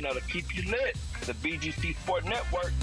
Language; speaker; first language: English; native; English